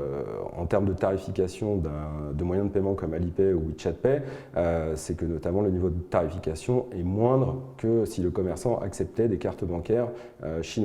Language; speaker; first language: French; native; French